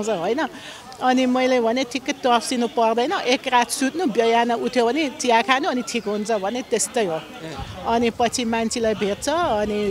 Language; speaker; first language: Nepali; early bilingual, other home language; German